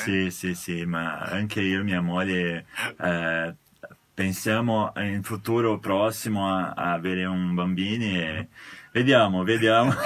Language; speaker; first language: Italian; non-native, fluent; Portuguese